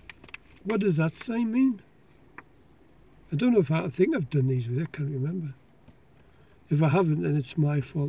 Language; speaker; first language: English; native; English